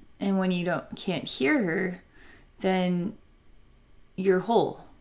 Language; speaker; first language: English; native; English